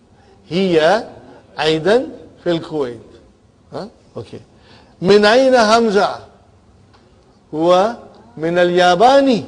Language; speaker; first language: Arabic; non-native, fluent; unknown